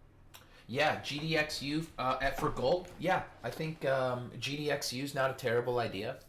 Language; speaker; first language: English; native; English